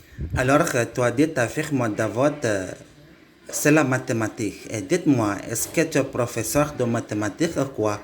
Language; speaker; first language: French; non-native, learner; Indonesian